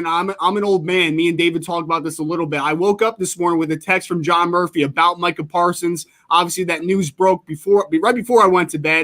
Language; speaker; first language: English; native; English